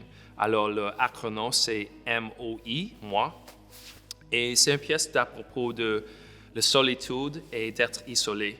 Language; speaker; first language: French; non-native, local second language; English